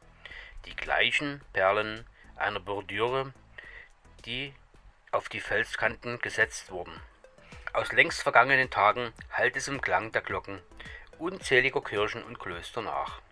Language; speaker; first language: German; native; German